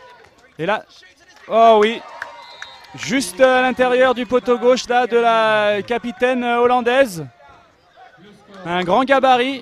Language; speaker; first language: French; native; French